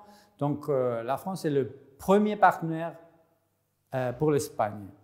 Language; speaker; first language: French; non-native, fluent; Spanish